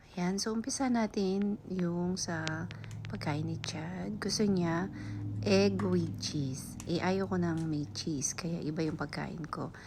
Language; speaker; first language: Filipino; native; Filipino